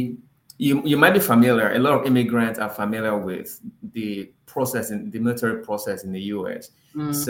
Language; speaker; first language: English; non-native, local second language; Yoruba